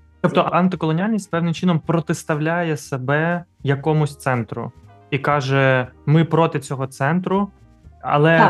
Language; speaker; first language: Ukrainian; native; Ukrainian